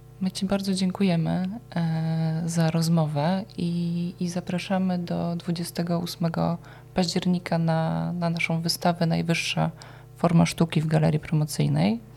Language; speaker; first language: Polish; native; Polish